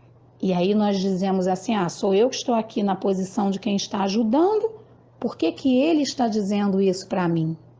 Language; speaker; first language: Portuguese; native; Portuguese